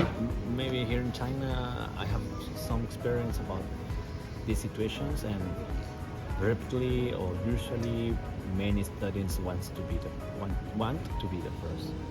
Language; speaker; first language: English; non-native, learner; Spanish